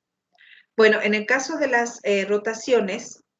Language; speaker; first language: Spanish; native; Spanish